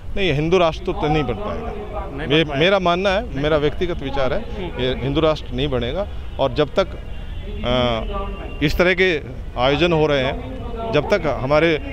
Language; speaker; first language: Hindi; native; Hindi